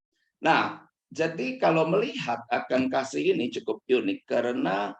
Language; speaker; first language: Indonesian; native; Indonesian